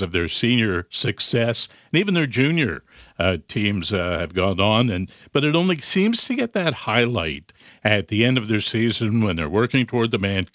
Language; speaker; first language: English; native; English